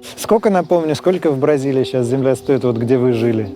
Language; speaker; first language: Russian; native; Russian